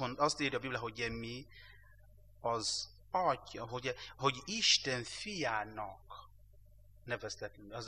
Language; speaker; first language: Hungarian; non-native, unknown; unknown